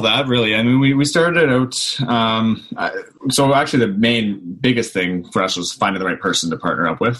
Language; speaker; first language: English; native; English